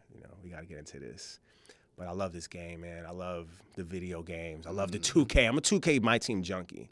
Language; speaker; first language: English; native; English